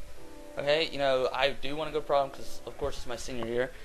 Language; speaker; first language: English; native; English